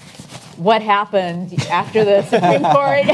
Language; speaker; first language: English; native; English